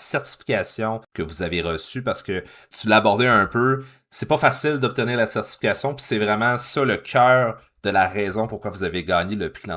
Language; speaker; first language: French; native; French